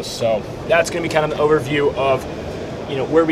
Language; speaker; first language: English; native; English